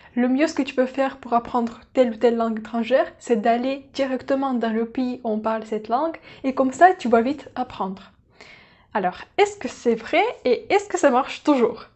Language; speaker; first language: French; non-native, fluent; Russian